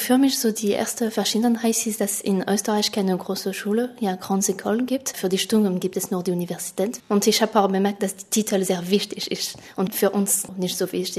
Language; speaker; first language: German; non-native, fluent; French